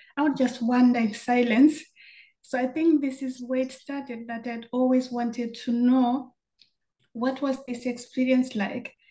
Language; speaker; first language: English; non-native, local second language; Shona